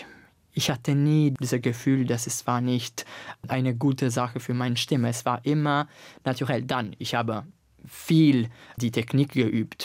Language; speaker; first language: German; non-native, learner; Italian